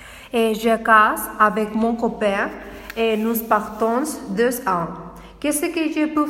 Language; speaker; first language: French; non-native, learner; Spanish